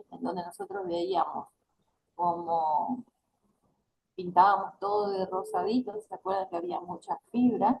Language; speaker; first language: Spanish; native; Spanish